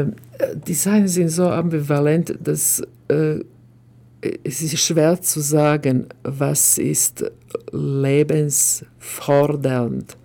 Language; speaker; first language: German; non-native, fluent; Croatian